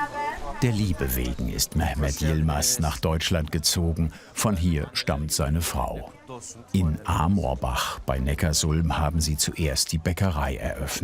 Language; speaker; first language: German; native; German